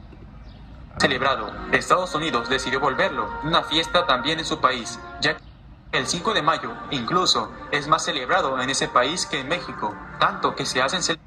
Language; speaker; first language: Spanish; native; Spanish